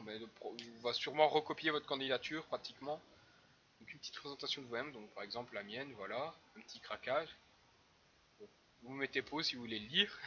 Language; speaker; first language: French; native; French